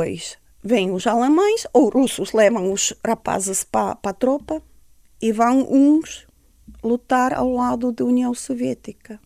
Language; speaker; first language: Portuguese; non-native, fluent; Estonian